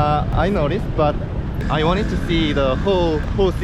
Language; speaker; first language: English; non-native, learner; Korean